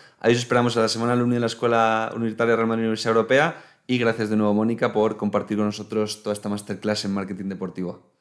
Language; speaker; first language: Spanish; native; Spanish